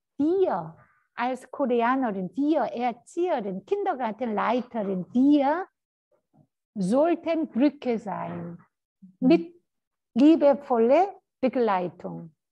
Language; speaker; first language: German; non-native, fluent; Korean